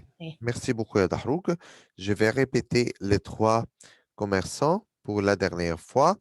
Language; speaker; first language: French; non-native, fluent; Arabic